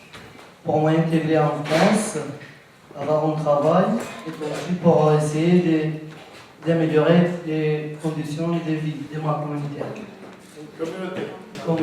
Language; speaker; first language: French; non-native, learner; Romanian